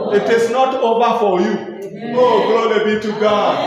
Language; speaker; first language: English; non-native, local second language; Swahili